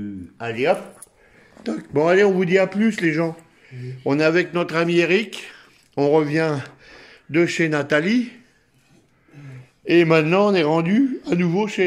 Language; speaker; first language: French; native; French